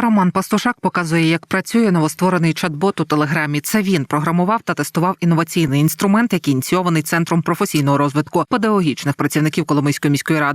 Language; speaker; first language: Ukrainian; native; Ukrainian